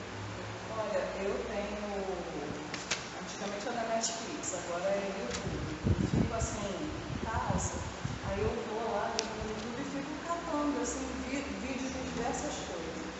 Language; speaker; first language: Portuguese; native; Portuguese